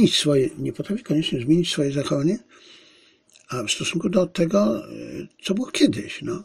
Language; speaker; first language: Polish; native; Polish